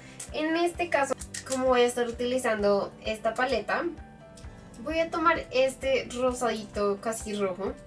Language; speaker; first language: Spanish; native; Spanish